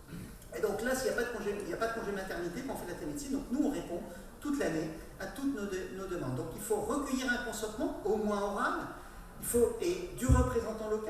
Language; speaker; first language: French; native; French